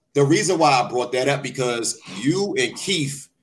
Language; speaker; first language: English; native; English